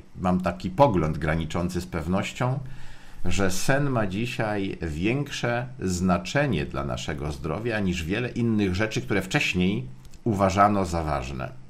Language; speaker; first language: Polish; native; Polish